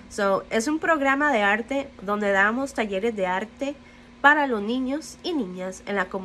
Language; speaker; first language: Spanish; non-native, fluent; English